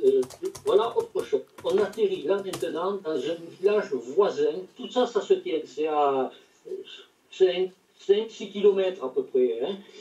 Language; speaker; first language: French; native; French